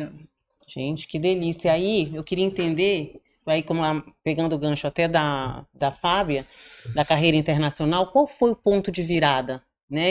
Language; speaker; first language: Portuguese; native; Portuguese